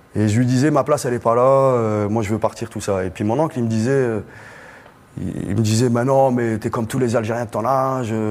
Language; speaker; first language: French; non-native, local second language; Arabic